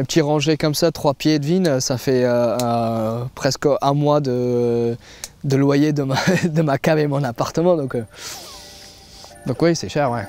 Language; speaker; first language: French; non-native, fluent; Persian